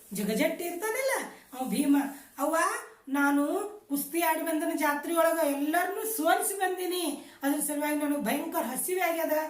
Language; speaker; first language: Kannada; native; Kannada